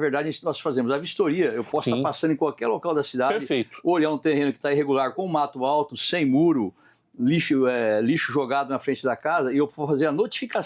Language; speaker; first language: Portuguese; native; Portuguese